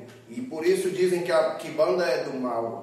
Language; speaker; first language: Portuguese; native; Portuguese